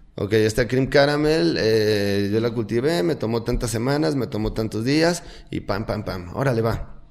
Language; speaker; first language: Spanish; native; Spanish